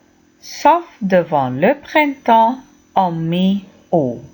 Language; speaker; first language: French; non-native, fluent; Arabic